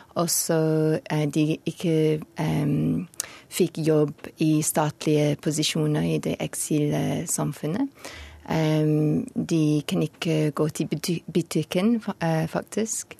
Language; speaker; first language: Norwegian; non-native, learner; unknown